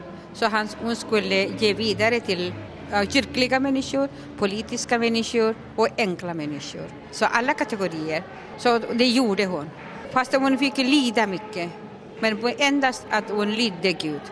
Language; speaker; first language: Swedish; non-native, local second language; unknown